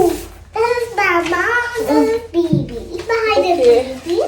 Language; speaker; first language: German; early bilingual, other home language; Telugu